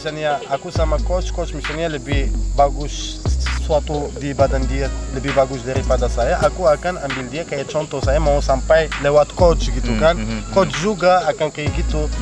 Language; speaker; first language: Indonesian; non-native, fluent; Arabic